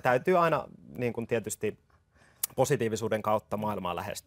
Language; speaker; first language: Finnish; native; Finnish